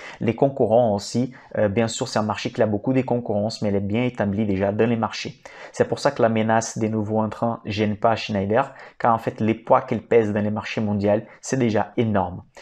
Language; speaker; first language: French; non-native, fluent; Portuguese